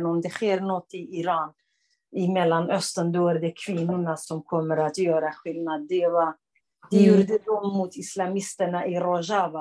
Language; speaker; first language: Swedish; non-native, fluent; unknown